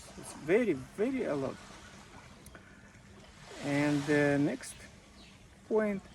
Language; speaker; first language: English; non-native, learner; Russian